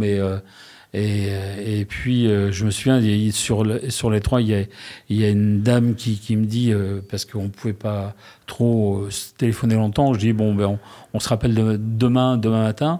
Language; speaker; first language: French; native; French